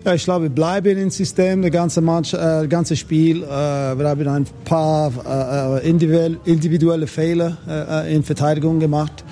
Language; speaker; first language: German; non-native, fluent; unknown